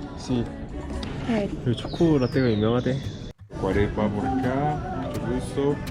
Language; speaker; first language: Spanish; non-native, learner; Korean